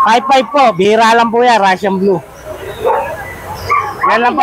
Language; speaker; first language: Filipino; native; Filipino